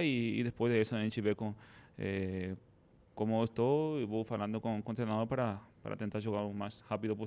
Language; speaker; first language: Portuguese; non-native, fluent; Spanish